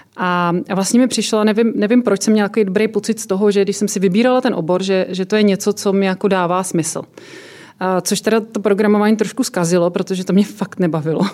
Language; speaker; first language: Czech; native; Czech